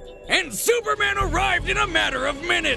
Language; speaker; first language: English; native; English